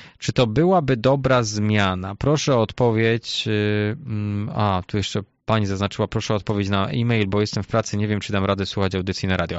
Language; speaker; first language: Polish; native; Polish